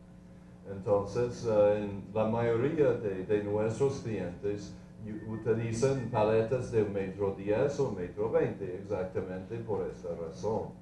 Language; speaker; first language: Spanish; non-native, fluent; English